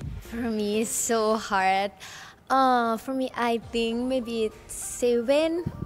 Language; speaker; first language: English; non-native, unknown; Thai